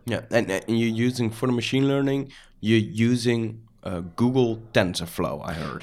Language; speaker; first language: English; non-native, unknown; Dutch